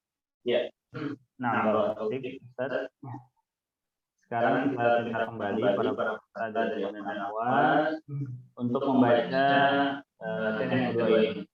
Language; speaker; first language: Indonesian; native; Indonesian